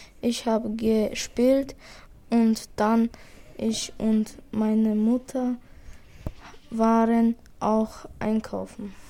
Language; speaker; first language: German; early bilingual, other home language; Serbian